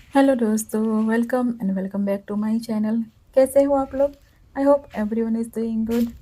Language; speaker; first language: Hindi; non-native, local second language; Gujarati